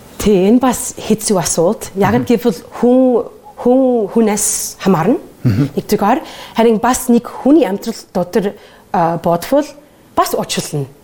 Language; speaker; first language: Mongolian; non-native, learner; English